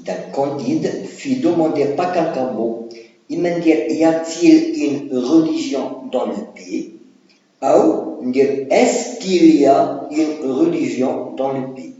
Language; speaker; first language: French; non-native, local second language; Arabic